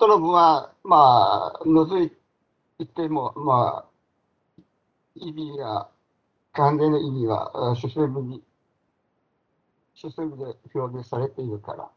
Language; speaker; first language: Japanese; non-native, fluent; Chinese